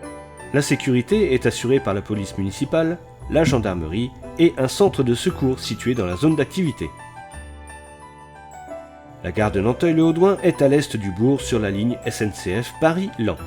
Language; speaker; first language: French; native; French